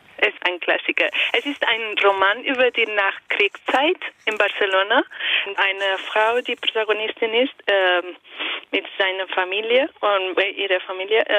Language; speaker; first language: German; non-native, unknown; Italian